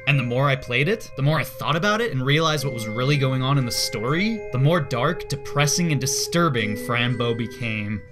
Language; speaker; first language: English; native; English